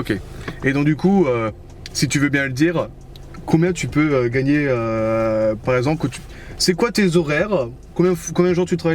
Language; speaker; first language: French; native; French